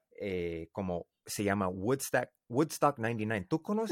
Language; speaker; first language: Spanish; non-native, learner; English